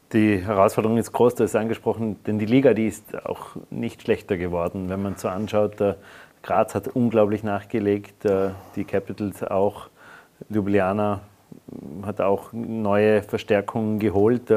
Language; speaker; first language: German; native; German